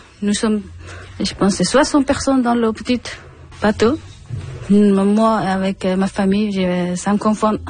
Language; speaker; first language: French; non-native, learner; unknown